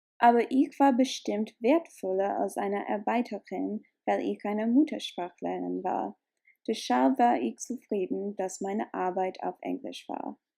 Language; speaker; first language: German; non-native, learner; English